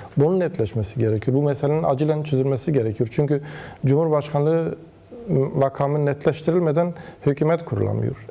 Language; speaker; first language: Turkish; non-native, local second language; Kurdish